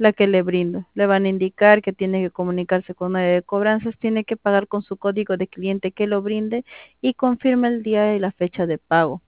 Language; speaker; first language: Spanish; native; Spanish